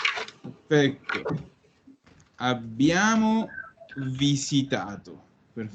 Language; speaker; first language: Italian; non-native, fluent; Spanish